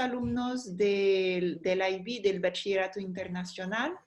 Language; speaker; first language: Spanish; non-native, fluent; French